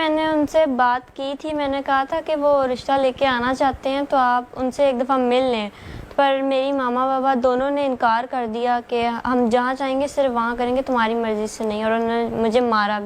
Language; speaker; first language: Urdu; native; Urdu